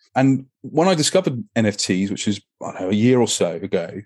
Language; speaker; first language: English; native; English